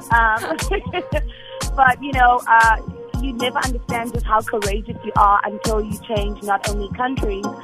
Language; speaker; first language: English; non-native, local second language; Zulu